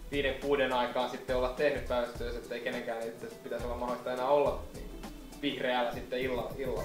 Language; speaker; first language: Finnish; native; Finnish